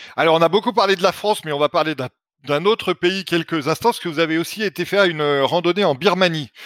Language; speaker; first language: French; native; French